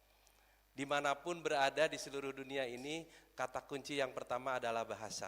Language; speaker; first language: Indonesian; native; Indonesian